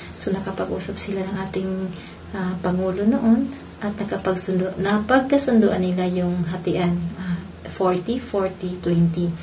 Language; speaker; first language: Filipino; non-native, local second language; Cebuano